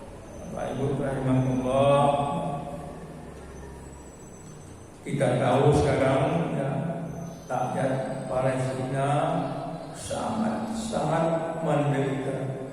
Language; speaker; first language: Indonesian; native; Indonesian